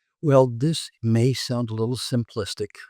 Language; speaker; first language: English; native; English